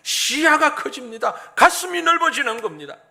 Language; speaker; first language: Korean; native; Korean